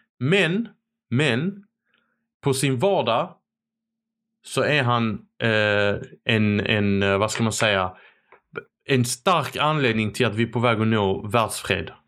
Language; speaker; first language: Swedish; early bilingual, other home language; Arabic